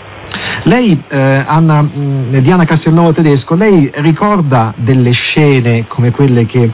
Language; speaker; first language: Italian; native; Italian